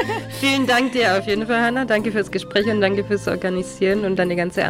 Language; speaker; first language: German; native; German